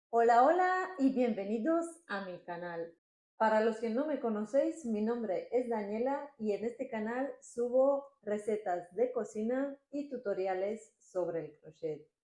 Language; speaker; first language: Spanish; non-native, fluent; Romanian